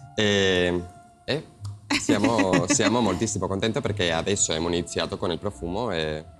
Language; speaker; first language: Italian; non-native, learner; Spanish